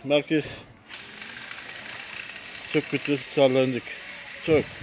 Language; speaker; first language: Turkish; non-native, learner; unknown